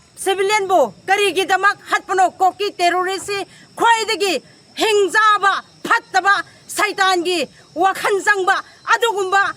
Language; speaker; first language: Manipuri; non-native, local second language; Rongmei Naga